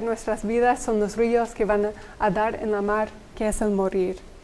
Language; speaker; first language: Spanish; non-native, fluent; English